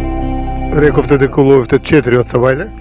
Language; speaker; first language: Macedonian; native; Macedonian